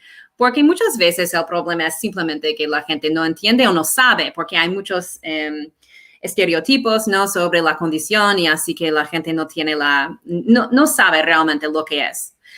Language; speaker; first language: Spanish; non-native, fluent; English